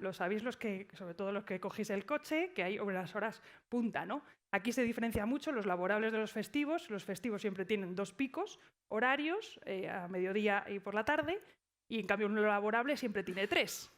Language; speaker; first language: Spanish; native; Spanish